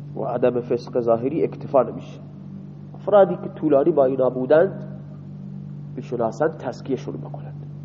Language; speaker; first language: Persian; non-native, local second language; Baluchi